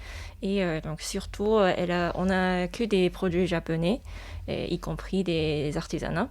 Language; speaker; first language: French; non-native, fluent; Japanese